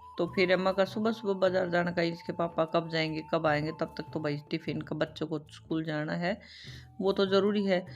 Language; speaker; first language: Hindi; native; Hindi